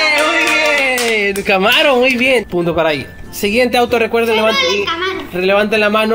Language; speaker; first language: Spanish; native; Spanish